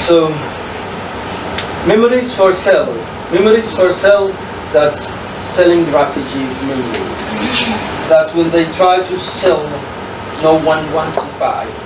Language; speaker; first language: English; non-native, learner; Arabic